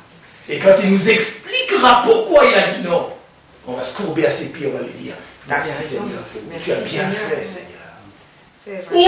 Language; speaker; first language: French; native; French